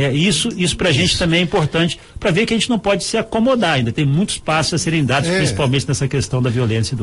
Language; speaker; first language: Portuguese; native; Portuguese